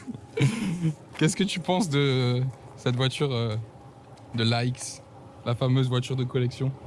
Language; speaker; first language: French; native; French